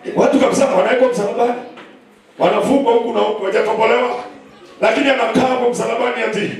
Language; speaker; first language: Swahili; non-native, local second language; Kamba